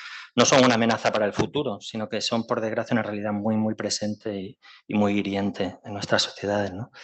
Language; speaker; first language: Spanish; native; Spanish